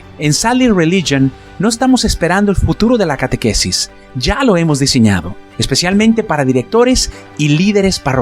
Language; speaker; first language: Spanish; native; Spanish